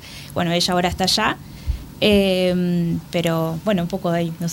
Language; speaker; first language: Spanish; native; Spanish